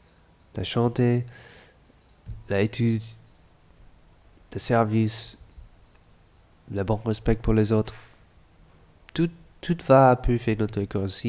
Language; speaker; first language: French; non-native, fluent; English